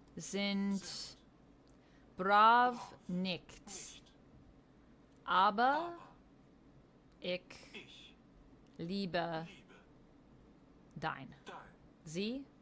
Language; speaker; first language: German; non-native, learner; English